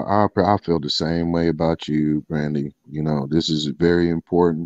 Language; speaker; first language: English; early bilingual, other home language; Filipino